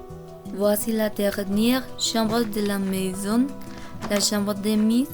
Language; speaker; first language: French; non-native, learner; Korean